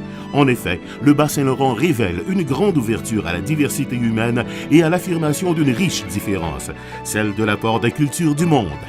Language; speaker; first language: French; native; French